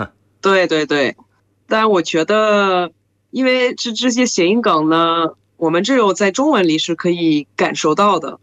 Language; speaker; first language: Chinese; non-native, fluent; French